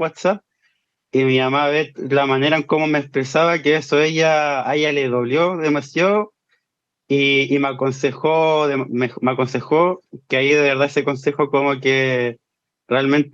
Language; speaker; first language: Spanish; native; Spanish